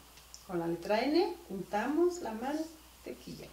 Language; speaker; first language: Spanish; native; Spanish